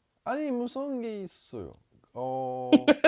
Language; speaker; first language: Korean; non-native, learner; English